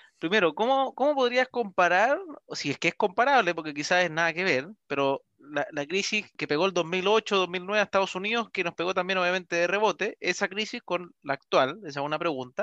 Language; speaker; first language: Spanish; native; Spanish